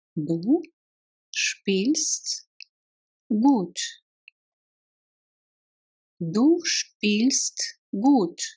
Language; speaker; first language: German; non-native, fluent; Russian